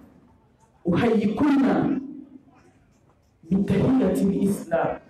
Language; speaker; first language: Arabic; non-native, fluent; Dyula